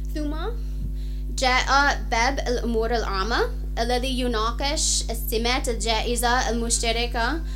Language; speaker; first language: Arabic; non-native, fluent; English